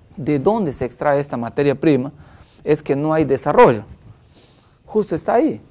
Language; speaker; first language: Spanish; native; Spanish